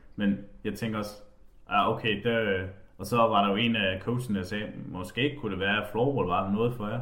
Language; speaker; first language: Danish; native; Danish